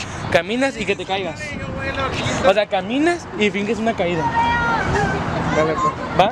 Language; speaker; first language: Spanish; native; Spanish